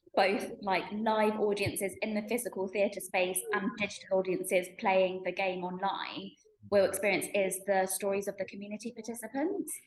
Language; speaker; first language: English; native; English